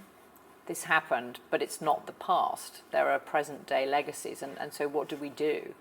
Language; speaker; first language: English; native; English